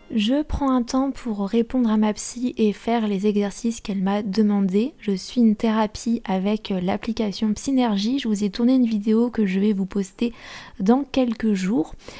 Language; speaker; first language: French; native; French